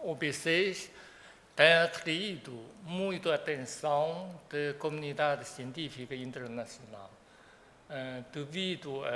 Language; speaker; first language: Portuguese; non-native, fluent; Chinese